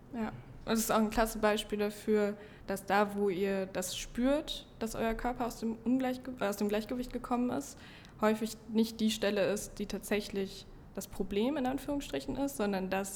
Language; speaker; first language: German; native; German